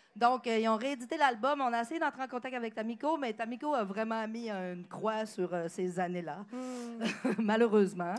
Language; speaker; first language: French; native; French